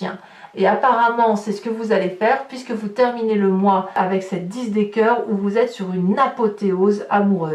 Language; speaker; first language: French; native; French